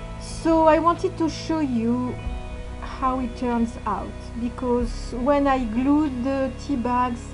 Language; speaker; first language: English; non-native, fluent; French